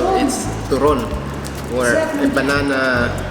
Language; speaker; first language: English; non-native, local second language; Filipino